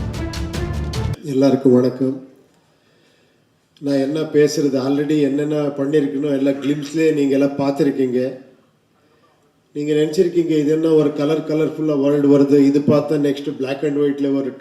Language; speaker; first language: Tamil; non-native, learner; Kannada